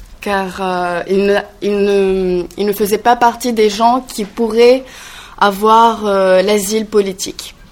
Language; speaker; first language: French; non-native, learner; Greek